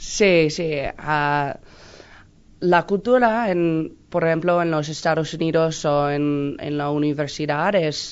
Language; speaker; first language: Spanish; non-native, learner; English